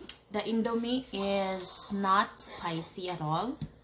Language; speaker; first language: English; non-native, local second language; Cebuano